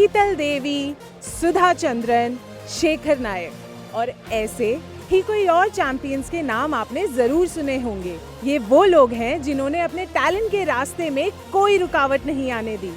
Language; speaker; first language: Hindi; native; Hindi